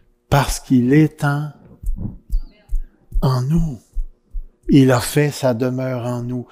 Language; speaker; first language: French; native; French